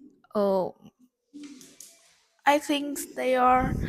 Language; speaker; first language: English; non-native, learner; Vietnamese